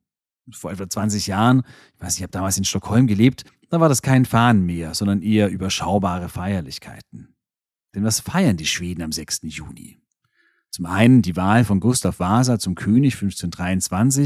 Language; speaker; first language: German; native; German